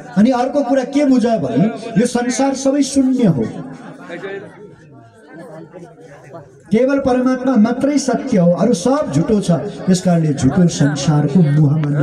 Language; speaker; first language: Nepali; native; Nepali